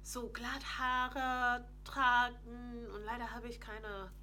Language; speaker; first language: German; non-native, fluent; English